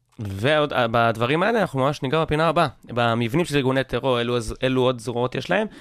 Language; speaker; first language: Hebrew; native; Hebrew